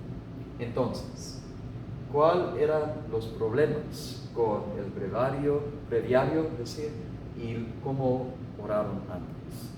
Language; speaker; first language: Spanish; non-native, fluent; English